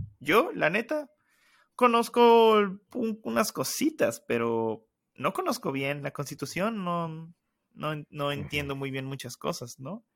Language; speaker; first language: Spanish; native; Spanish